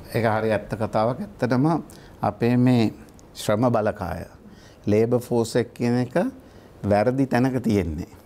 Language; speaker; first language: Sinhala; native; Sinhala